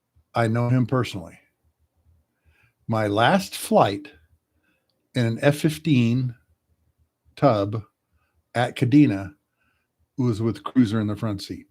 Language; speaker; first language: English; native; English